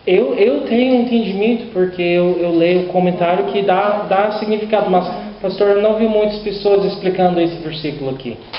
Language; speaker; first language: Portuguese; non-native, learner; English